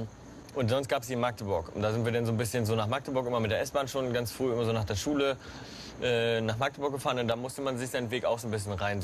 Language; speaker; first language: German; native; German